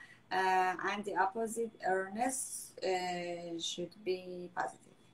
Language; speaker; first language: English; non-native, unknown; Persian